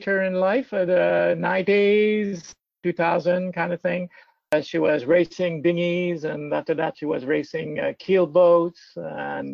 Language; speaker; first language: English; native; English